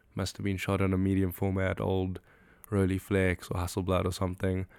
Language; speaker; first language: English; native; English